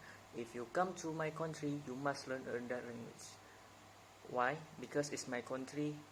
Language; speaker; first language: English; non-native, learner; Indonesian